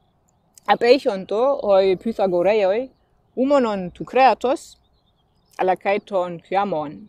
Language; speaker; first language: Greek; non-native, fluent; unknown